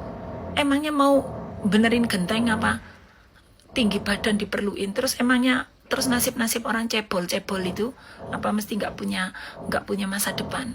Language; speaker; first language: Indonesian; native; Indonesian